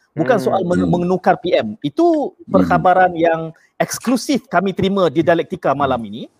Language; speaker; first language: Malay; native; Malay